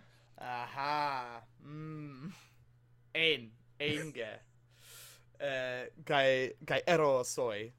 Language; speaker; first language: Greek; non-native, fluent; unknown